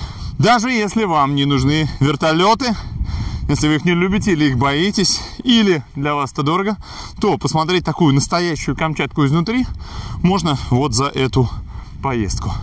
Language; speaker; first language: Russian; native; Russian